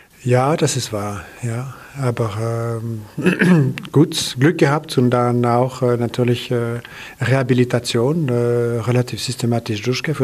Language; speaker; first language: German; non-native, local second language; French